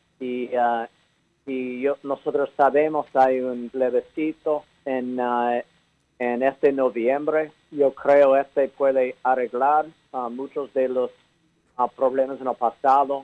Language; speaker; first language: Spanish; early bilingual, heritage; English